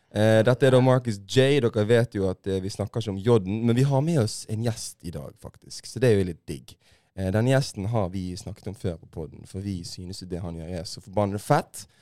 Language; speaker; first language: Norwegian; native; Norwegian